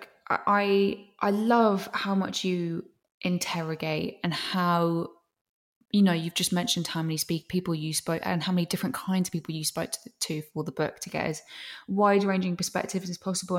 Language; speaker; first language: English; native; English